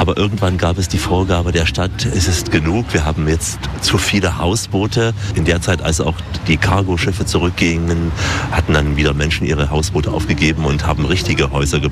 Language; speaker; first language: German; native; German